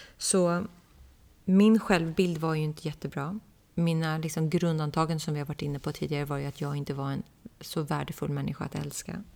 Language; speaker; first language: Swedish; early bilingual, other home language; Persian